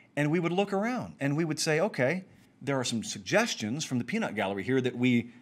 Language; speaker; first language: English; native; English